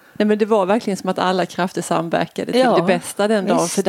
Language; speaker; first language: Swedish; native; Swedish